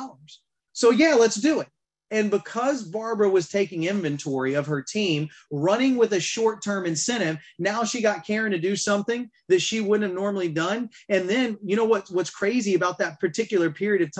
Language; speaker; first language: English; native; English